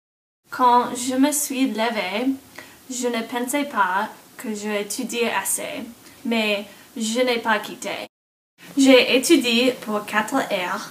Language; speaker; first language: French; non-native, learner; English